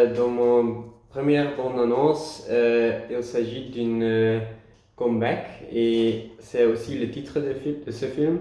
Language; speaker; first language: French; non-native, learner; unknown